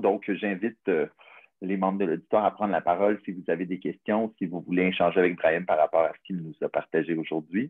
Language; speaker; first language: French; native; French